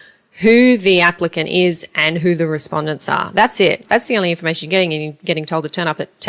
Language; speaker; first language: English; native; English